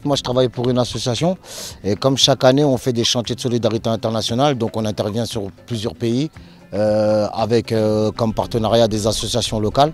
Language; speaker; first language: French; native; French